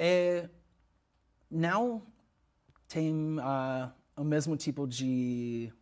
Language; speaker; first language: Portuguese; non-native, learner; English